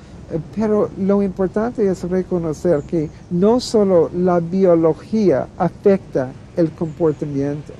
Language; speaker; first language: Spanish; non-native, fluent; English